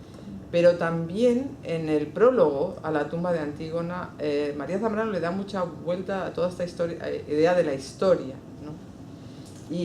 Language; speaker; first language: Spanish; native; Spanish